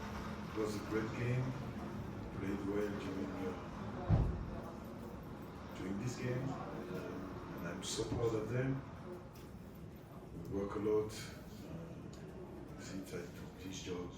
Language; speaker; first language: English; non-native, fluent; French